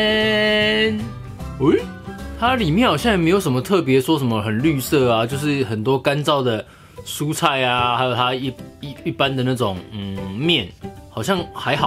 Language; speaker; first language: Chinese; native; Chinese